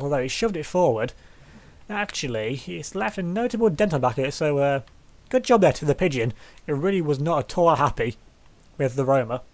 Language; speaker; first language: English; native; English